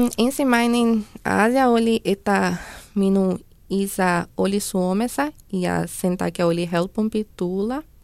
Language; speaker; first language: Finnish; non-native, learner; Portuguese